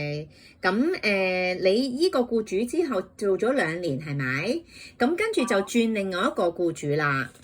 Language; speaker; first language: Cantonese; native; Cantonese